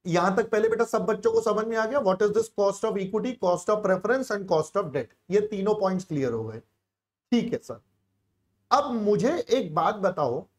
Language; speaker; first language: Hindi; native; Hindi